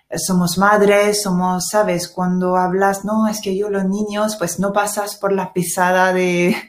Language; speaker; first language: Spanish; non-native, fluent; French